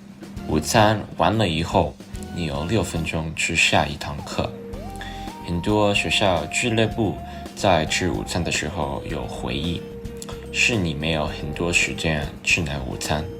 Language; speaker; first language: Chinese; non-native, learner; English